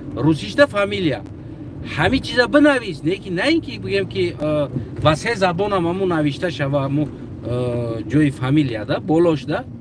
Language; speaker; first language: Tajik; native; Tajik